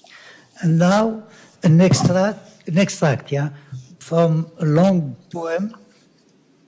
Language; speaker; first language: English; non-native, learner; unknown